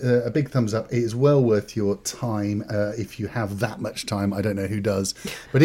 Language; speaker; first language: English; native; English